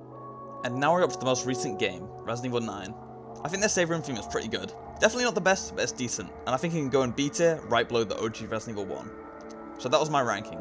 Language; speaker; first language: English; native; English